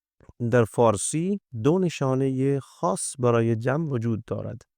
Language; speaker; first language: Persian; non-native, fluent; Urdu